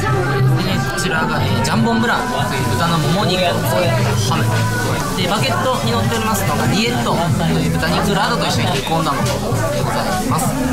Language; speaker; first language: Japanese; native; Japanese